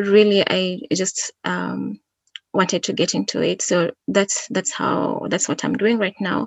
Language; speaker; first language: English; non-native, local second language; Gusii